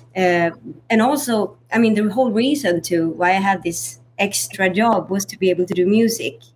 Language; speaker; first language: English; non-native, fluent; Swedish